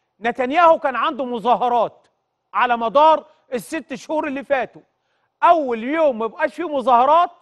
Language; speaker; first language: Arabic; native; Arabic